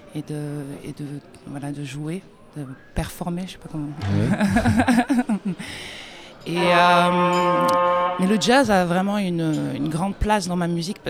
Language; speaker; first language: French; native; French